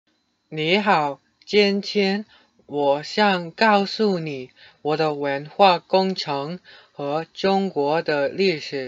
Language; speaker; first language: Chinese; non-native, learner; English